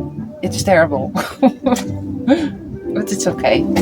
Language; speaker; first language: English; non-native, fluent; Dutch